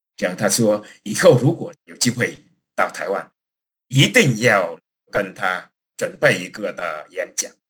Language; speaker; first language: Chinese; non-native, fluent; Vietnamese